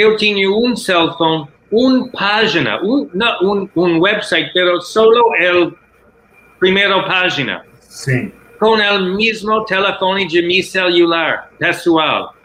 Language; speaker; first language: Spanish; non-native, learner; English